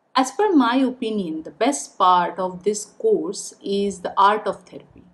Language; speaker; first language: English; non-native, local second language; Bangla